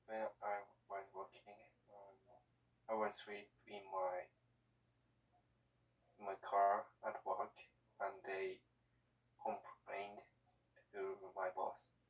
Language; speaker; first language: English; non-native, learner; Korean